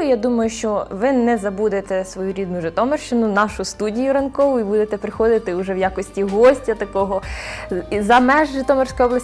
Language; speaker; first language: Ukrainian; native; Ukrainian